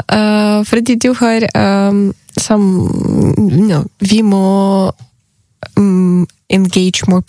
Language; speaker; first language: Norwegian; non-native, learner; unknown